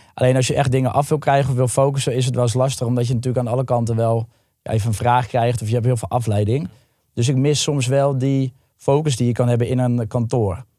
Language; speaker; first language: Dutch; native; Dutch